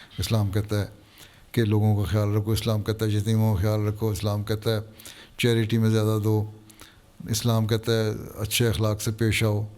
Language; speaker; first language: Urdu; native; Urdu